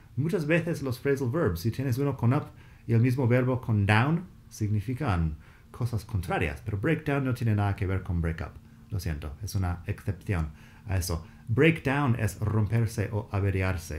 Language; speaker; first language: Spanish; non-native, fluent; English